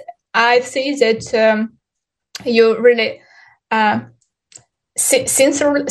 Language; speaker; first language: English; non-native, fluent; Ukrainian